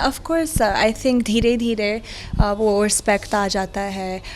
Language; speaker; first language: Hindi; non-native, learner; Arabic